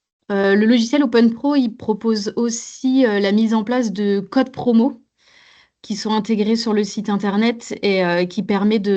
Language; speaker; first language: French; native; French